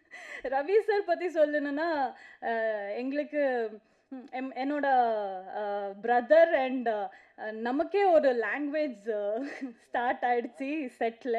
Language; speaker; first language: Tamil; non-native, learner; Kannada